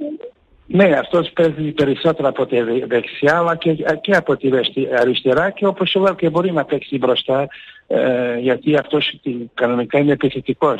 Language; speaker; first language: Greek; non-native, learner; Portuguese